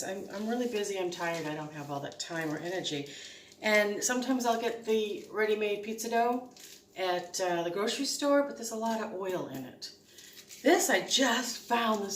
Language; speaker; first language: English; native; English